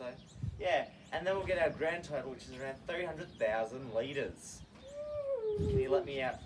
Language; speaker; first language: English; native; English